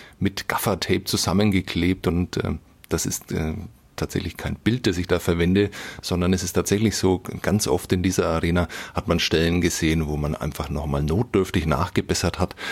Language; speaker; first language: German; native; German